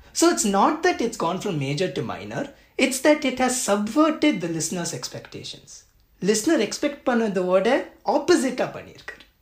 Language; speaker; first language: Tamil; early bilingual, heritage; Tamil